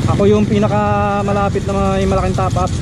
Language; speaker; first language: Filipino; native; Filipino